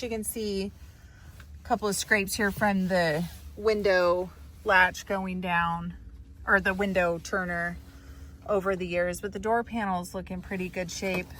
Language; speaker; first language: English; native; English